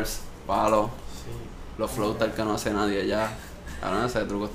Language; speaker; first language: Spanish; native; Spanish